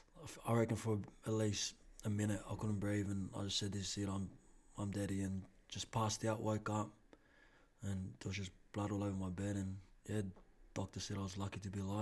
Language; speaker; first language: English; native; English